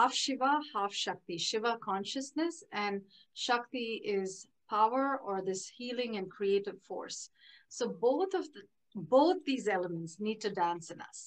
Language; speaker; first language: English; non-native, local second language; Tamil